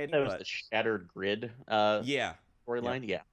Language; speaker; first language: English; native; English